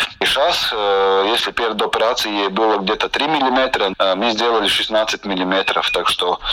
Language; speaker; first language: Russian; non-native, local second language; Latvian